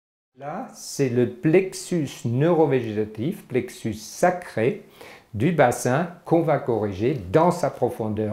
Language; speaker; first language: French; native; French